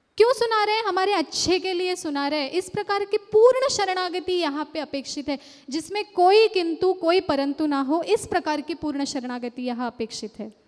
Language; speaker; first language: Hindi; non-native, local second language; Marathi